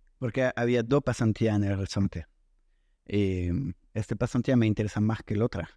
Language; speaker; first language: Spanish; non-native, fluent; French